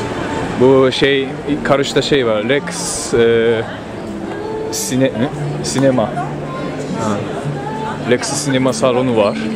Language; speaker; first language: Turkish; non-native, fluent; Japanese